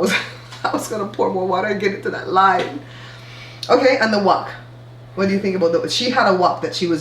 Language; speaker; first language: English; native; English